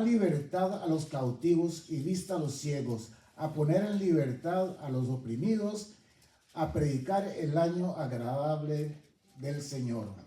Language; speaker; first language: Spanish; native; Spanish